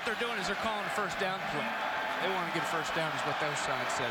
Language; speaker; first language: English; native; English